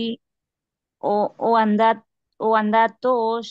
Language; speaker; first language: Italian; non-native, learner; Spanish